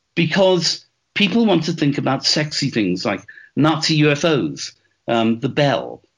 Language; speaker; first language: English; native; English